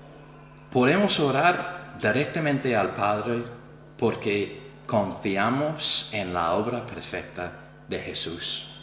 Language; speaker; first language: Spanish; non-native, fluent; English